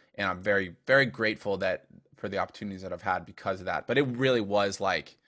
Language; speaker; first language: English; native; English